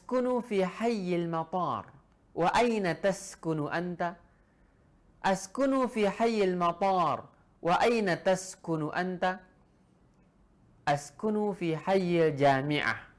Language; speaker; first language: Arabic; non-native, fluent; Indonesian